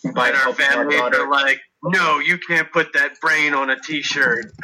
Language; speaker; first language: English; native; English